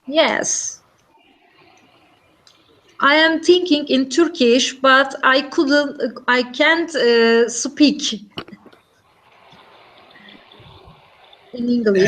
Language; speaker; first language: English; non-native, learner; Turkish